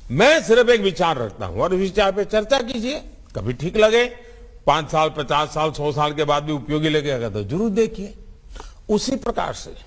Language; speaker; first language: Hindi; non-native, local second language; Gujarati